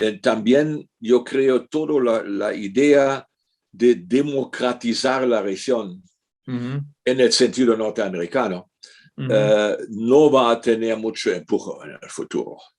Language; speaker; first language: Spanish; non-native, fluent; German